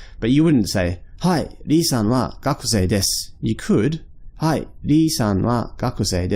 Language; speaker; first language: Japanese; non-native, fluent; English